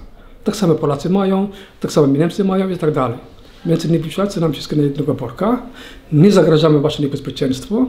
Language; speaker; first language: Polish; non-native, learner; Somali